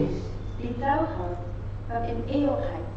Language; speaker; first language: Dutch; non-native, fluent; Indonesian